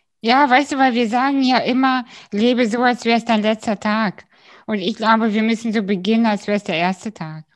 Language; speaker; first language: German; early bilingual, other home language; Russian